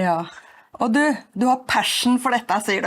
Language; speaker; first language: Norwegian; native; Norwegian